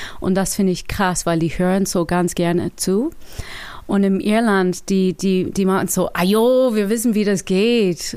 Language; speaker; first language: German; non-native, learner; English